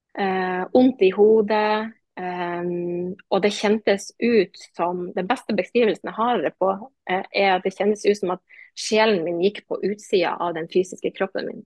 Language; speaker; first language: Norwegian; native; Norwegian